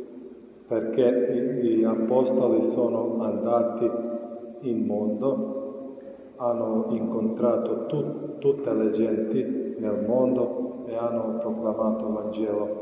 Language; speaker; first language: Italian; non-native, fluent; Croatian